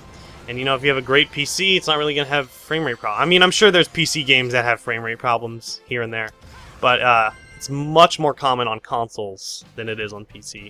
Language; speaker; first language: English; native; English